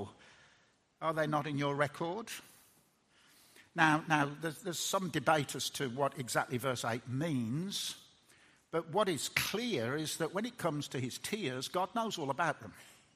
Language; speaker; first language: English; native; English